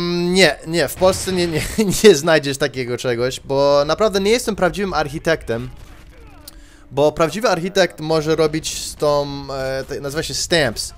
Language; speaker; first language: Polish; early bilingual, heritage; Polish